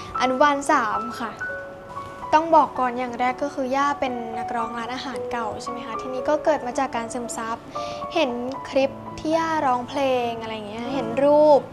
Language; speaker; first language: Thai; native; Thai